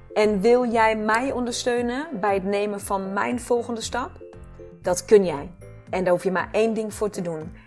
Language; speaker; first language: Dutch; non-native, fluent; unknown